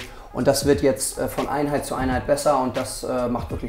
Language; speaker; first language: German; native; German